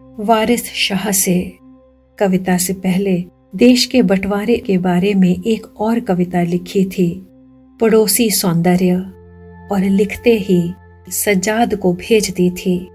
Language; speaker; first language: Hindi; native; Hindi